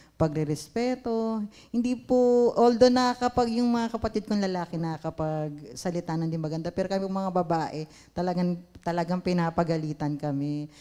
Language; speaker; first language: Filipino; native; Filipino